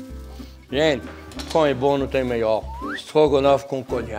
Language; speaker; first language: Portuguese; non-native, fluent; French